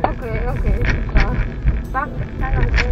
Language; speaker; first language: French; non-native, fluent; Spanish